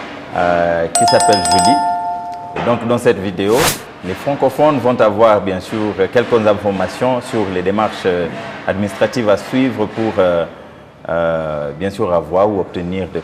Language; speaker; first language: French; non-native, fluent; Swahili